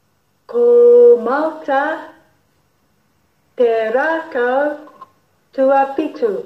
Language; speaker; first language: Māori; non-native, learner; English